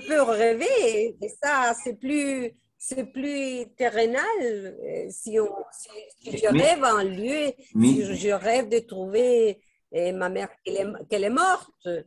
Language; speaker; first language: French; non-native, fluent; Spanish